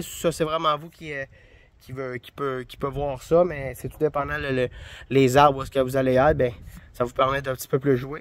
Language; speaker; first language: French; native; French